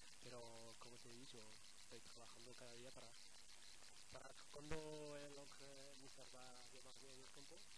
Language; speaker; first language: Spanish; non-native, fluent; French